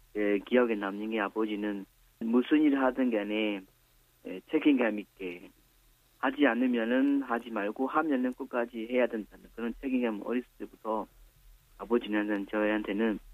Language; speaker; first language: Korean; non-native, fluent; Burmese